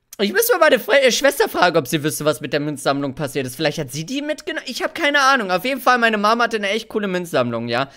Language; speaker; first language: German; early bilingual, other home language; Hungarian